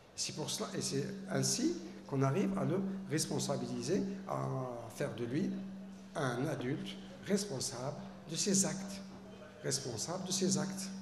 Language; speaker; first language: French; non-native, local second language; Arabic